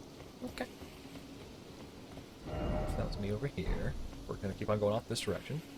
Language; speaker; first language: English; native; English